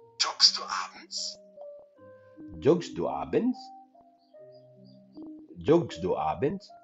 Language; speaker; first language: German; non-native, learner; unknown